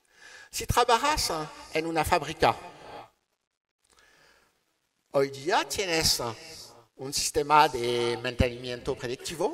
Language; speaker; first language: Spanish; non-native, learner; French